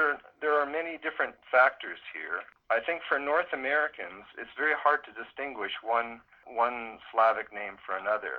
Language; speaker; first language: English; native; English